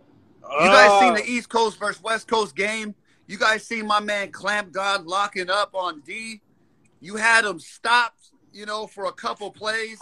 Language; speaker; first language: English; native; English